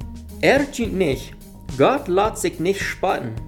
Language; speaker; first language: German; non-native, learner; Afrikaans